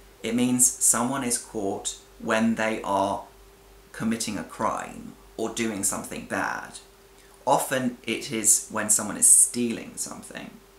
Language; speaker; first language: English; native; English